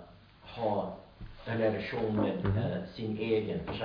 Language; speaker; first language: Swedish; non-native, learner; English